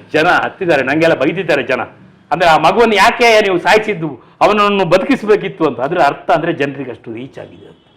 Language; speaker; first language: Kannada; non-native, local second language; Tulu